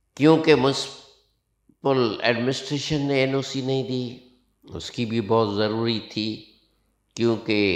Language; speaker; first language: Urdu; non-native, local second language; Sindhi